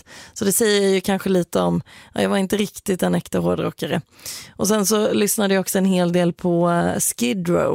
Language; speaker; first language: Swedish; native; Swedish